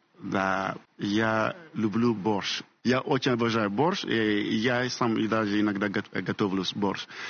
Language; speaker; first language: Russian; non-native, fluent; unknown